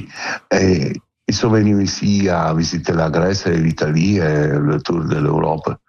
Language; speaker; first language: French; non-native, fluent; Italian